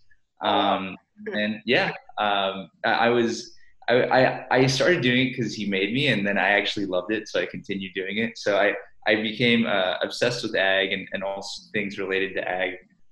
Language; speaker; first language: English; native; English